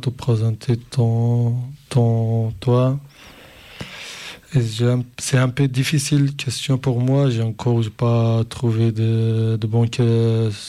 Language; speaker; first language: French; non-native, learner; Kurdish